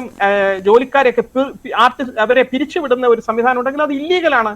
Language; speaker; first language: Malayalam; native; Malayalam